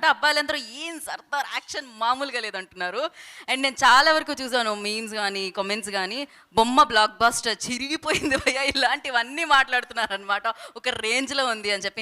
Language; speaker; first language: Telugu; native; Telugu